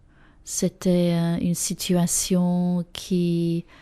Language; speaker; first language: French; non-native, fluent; English